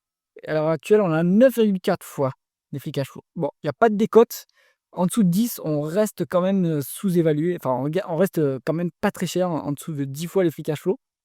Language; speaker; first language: French; native; French